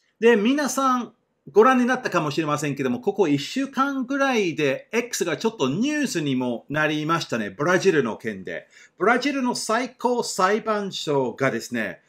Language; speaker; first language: Japanese; non-native, fluent; English